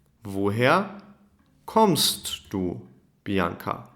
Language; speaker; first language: German; non-native, fluent; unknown